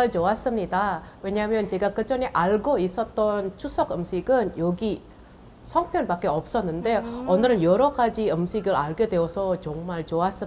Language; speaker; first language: Korean; non-native, fluent; Indonesian